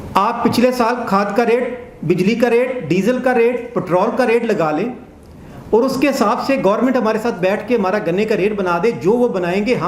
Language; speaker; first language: Urdu; non-native, local second language; Punjabi